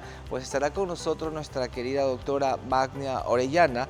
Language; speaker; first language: Spanish; native; Spanish